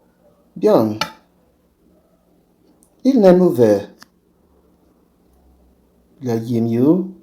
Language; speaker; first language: French; non-native, learner; Portuguese